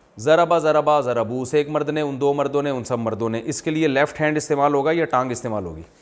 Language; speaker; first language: Urdu; native; Urdu